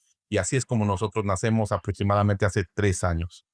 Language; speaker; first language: Spanish; native; Spanish